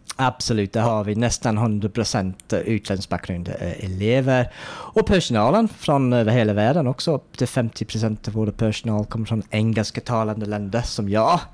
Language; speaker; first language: Swedish; non-native, fluent; English